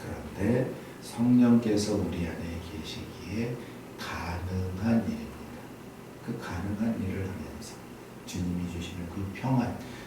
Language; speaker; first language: Korean; native; Korean